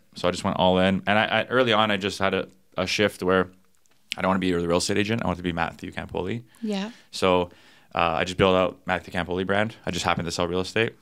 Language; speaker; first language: English; native; English